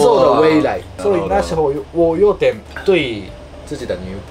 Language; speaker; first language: Chinese; non-native, fluent; Japanese